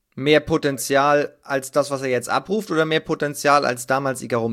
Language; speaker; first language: German; native; German